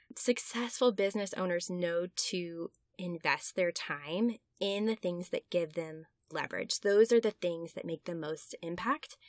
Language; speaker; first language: English; native; English